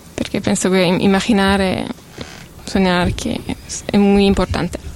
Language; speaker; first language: Spanish; non-native, learner; French